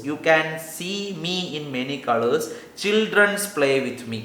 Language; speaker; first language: English; non-native, local second language; Malayalam